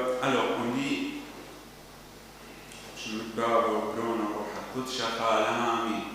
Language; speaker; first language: French; non-native, learner; Arabic